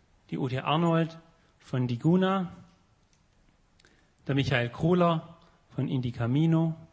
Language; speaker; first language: German; native; German